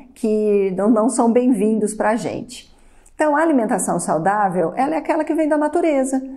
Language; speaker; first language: Portuguese; native; Portuguese